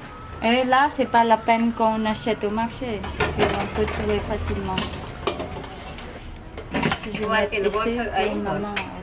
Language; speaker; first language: French; non-native, fluent; Khmer